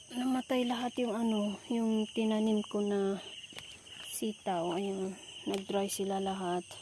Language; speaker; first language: Filipino; non-native, local second language; Cebuano